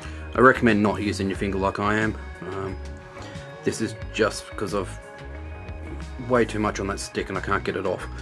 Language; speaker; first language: English; native; English